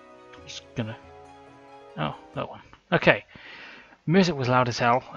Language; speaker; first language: English; native; English